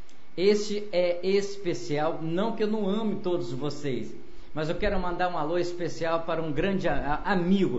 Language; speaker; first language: Portuguese; native; Portuguese